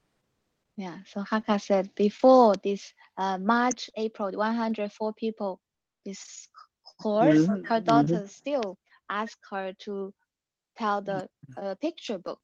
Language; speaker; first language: English; non-native, learner; Chinese